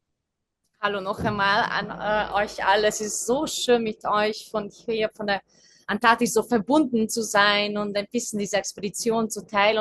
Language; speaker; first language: German; non-native, fluent; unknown